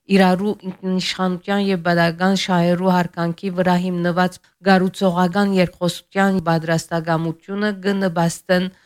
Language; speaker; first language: Armenian; early bilingual, heritage; Armenian